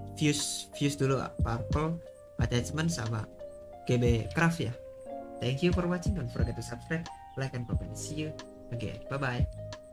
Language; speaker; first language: English; non-native, learner; Indonesian